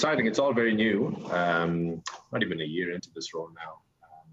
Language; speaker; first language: English; native; English